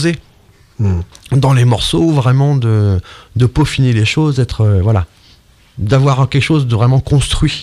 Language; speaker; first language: French; native; French